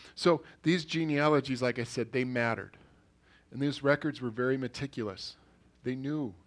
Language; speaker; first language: English; early bilingual, other home language; Norwegian